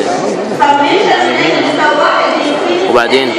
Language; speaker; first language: Arabic; native; Arabic